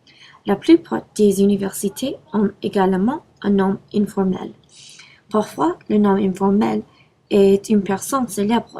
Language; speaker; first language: French; non-native, learner; English